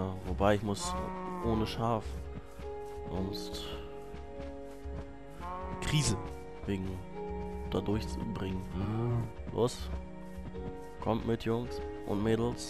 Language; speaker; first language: German; native; German